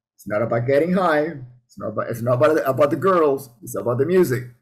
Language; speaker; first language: English; early bilingual, other home language; Spanish